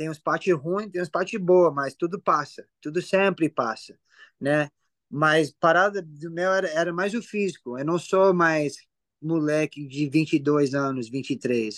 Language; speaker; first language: Portuguese; early bilingual, heritage; English